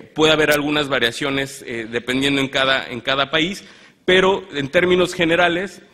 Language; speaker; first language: Spanish; native; Spanish